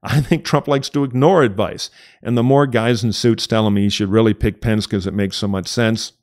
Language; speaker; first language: English; native; English